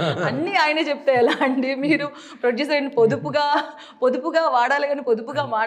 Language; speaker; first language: Telugu; native; Telugu